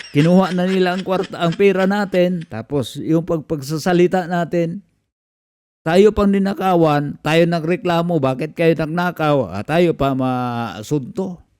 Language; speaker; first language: Filipino; non-native, local second language; Cebuano